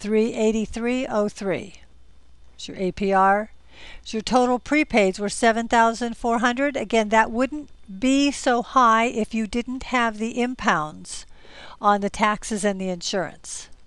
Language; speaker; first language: English; native; English